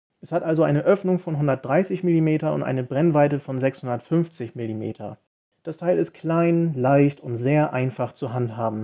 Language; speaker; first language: German; native; German